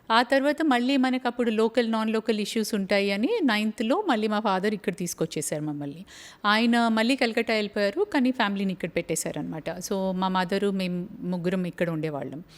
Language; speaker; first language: Telugu; native; Telugu